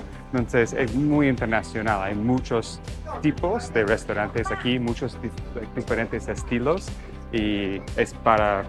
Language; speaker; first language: Spanish; non-native, fluent; English